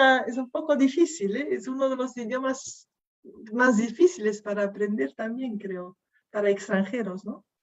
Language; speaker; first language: Spanish; non-native, fluent; Dutch